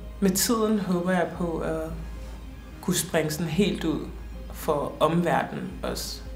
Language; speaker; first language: Danish; early bilingual, other home language; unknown